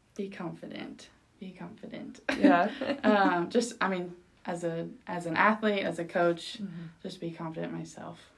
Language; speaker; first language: English; early bilingual, other home language; Spanish